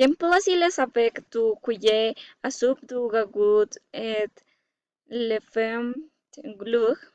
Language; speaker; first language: French; non-native, learner; Spanish